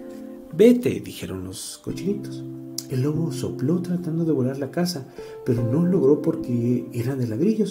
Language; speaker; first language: Spanish; native; Spanish